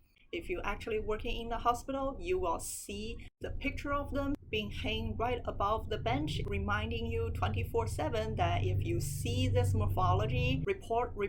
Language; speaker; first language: English; non-native, fluent; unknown